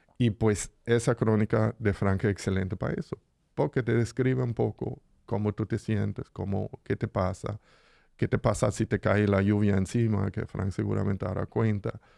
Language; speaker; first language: Spanish; non-native, fluent; German